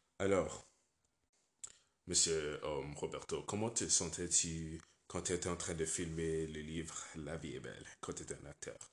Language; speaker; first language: French; non-native, learner; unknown